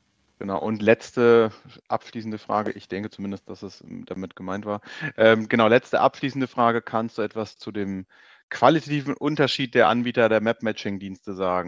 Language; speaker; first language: German; native; German